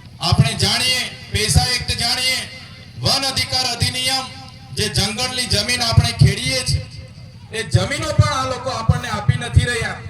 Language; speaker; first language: Gujarati; non-native, local second language; Vasavi